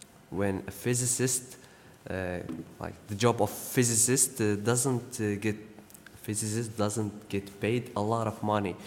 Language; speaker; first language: English; non-native, fluent; Arabic